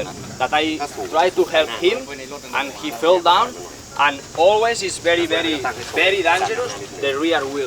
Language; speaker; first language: English; non-native, fluent; Spanish